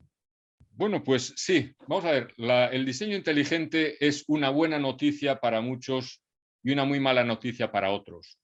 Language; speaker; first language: Spanish; native; Spanish